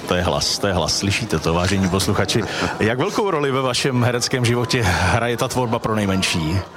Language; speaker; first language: Czech; native; Czech